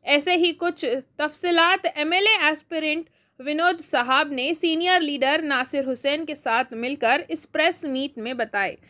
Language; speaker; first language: Hindi; non-native, local second language; Urdu